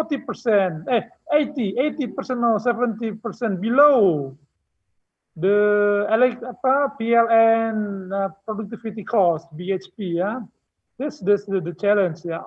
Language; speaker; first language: English; non-native, learner; Indonesian